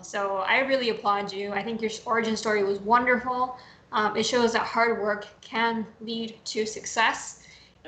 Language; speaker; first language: English; early bilingual, other home language; Spanish